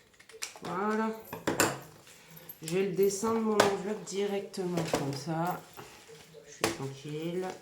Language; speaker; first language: French; native; French